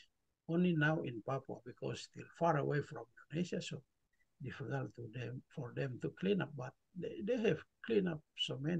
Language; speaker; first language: English; non-native, learner; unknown